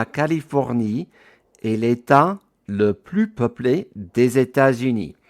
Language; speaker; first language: French; non-native, fluent; English